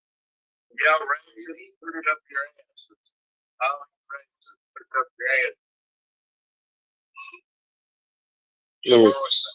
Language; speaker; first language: English; native; English